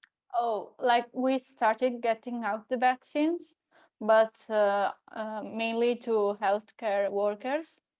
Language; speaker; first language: English; non-native, fluent; Italian